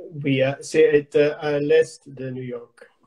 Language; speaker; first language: French; non-native, learner; English